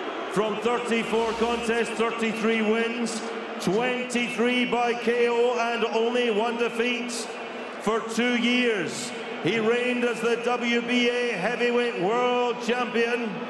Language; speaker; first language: English; native; English